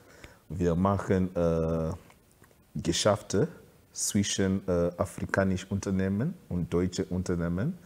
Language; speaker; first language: German; non-native, learner; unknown